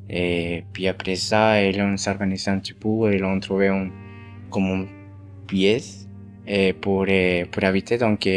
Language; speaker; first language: French; non-native, fluent; Spanish